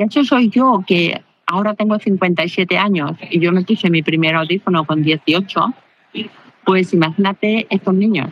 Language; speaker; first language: Spanish; native; Spanish